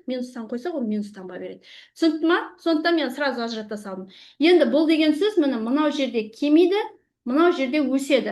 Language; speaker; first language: Kazakh; native; Kazakh